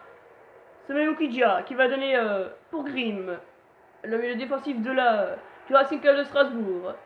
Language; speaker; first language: French; native; French